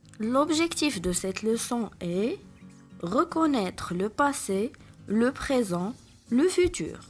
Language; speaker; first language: French; non-native, local second language; Arabic